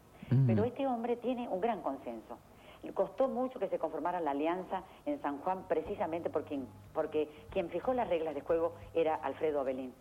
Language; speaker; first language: Spanish; native; Spanish